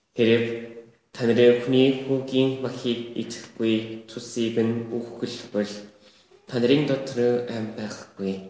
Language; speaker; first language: Mongolian; non-native, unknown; Korean